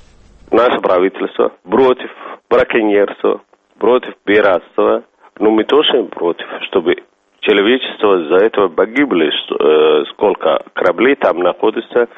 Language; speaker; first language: Russian; non-native, fluent; Somali